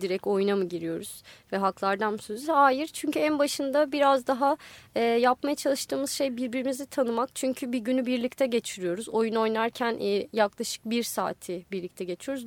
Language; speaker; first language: Turkish; native; Turkish